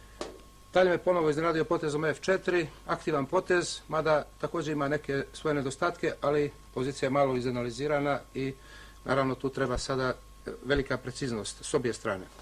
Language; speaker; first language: Bosnian; native; Bosnian